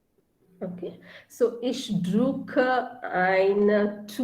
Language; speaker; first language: German; non-native, fluent; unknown